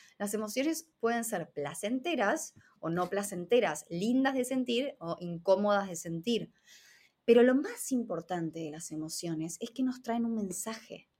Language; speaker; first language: Spanish; native; Spanish